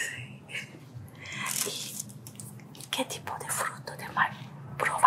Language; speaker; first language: Spanish; non-native, learner; Korean